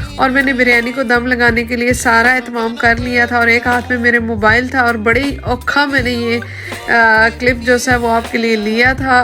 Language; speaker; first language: Urdu; non-native, local second language; Punjabi